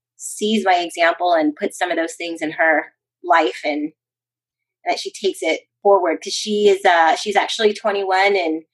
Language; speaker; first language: English; early bilingual, other home language; Spanish